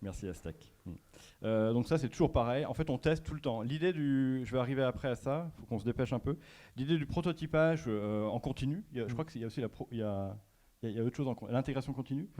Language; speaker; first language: French; native; French